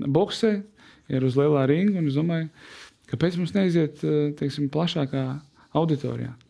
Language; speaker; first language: Latvian; native; Latvian